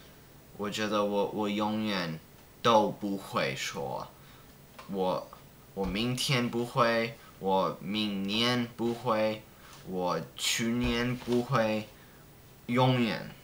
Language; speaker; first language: Chinese; non-native, learner; English